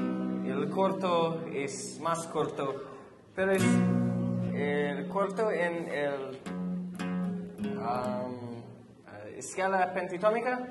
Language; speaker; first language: Spanish; non-native, learner; English